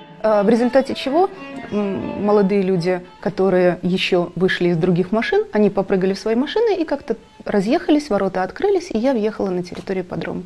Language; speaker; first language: Russian; native; Russian